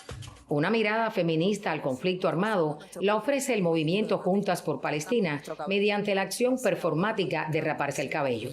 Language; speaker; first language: Spanish; native; Spanish